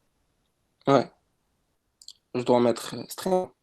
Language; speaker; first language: French; non-native, local second language; Arabic